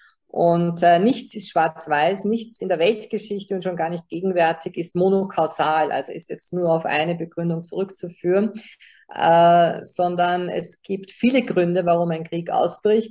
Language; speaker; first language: German; native; German